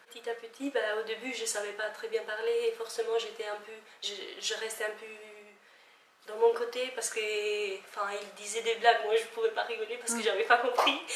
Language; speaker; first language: French; non-native, fluent; Albanian